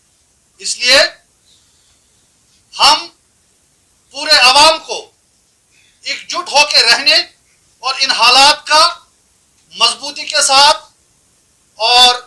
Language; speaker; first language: Hindi; non-native, local second language; Kashmiri